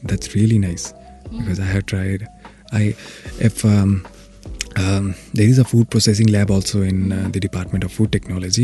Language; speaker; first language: English; non-native, local second language; Hindi